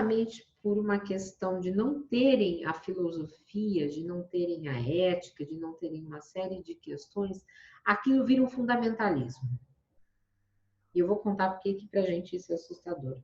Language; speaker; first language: Portuguese; native; Portuguese